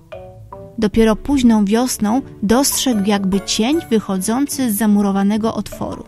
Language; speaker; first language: Polish; native; Polish